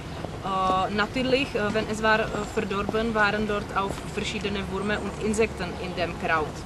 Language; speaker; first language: German; non-native, learner; Czech